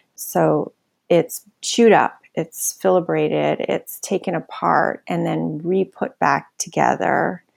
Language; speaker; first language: English; native; English